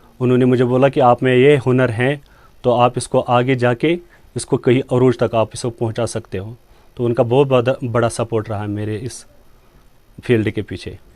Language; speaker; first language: Hindi; non-native, local second language; Kashmiri